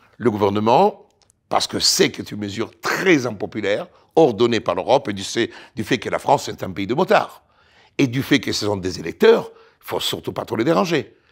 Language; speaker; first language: French; non-native, fluent; Italian